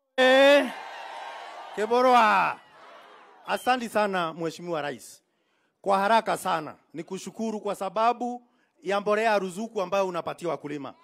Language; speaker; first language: Swahili; non-native, local second language; Kalenjin